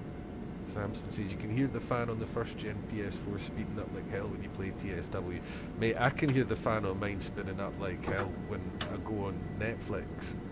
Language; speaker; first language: English; native; English